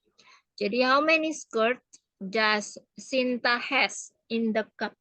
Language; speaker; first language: English; non-native, fluent; Indonesian